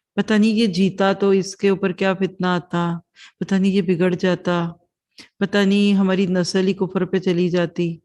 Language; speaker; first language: Urdu; non-native, local second language; Punjabi